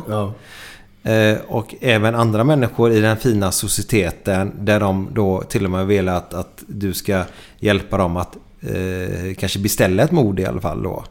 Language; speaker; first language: Swedish; native; Swedish